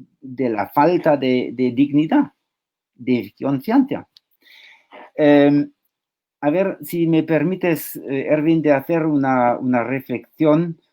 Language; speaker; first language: Spanish; non-native, fluent; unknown